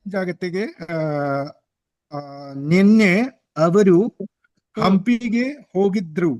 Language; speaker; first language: Kannada; non-native, learner; English